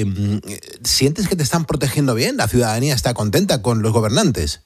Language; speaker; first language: Spanish; native; Spanish